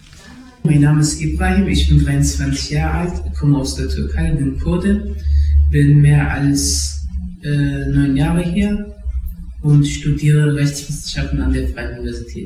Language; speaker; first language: German; early bilingual, other home language; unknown